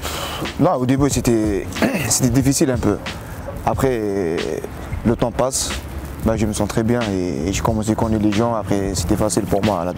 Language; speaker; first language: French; non-native, local second language; Arabic